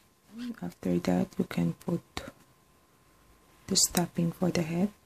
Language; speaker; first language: English; non-native, fluent; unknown